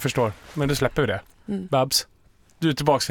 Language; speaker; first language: Swedish; native; Swedish